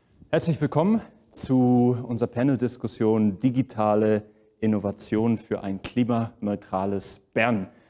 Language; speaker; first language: German; native; German